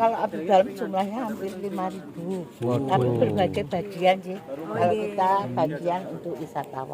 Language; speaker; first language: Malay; non-native, local second language; Javanese